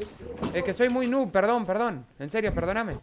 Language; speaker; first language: Spanish; native; Spanish